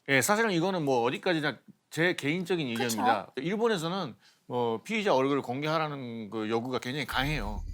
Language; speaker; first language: Korean; non-native, fluent; Japanese